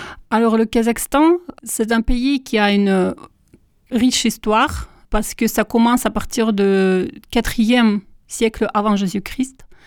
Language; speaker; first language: French; non-native, fluent; Russian